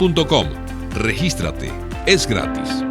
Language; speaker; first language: Spanish; native; Spanish